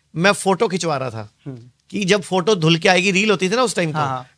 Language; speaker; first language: Hindi; native; Hindi